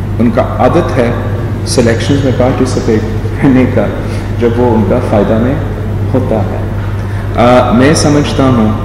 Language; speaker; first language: Urdu; non-native, local second language; English